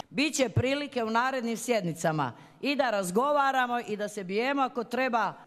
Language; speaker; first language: Serbian; native; Serbian